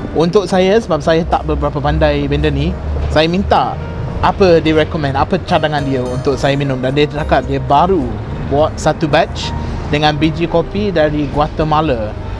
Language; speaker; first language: Malay; non-native, fluent; English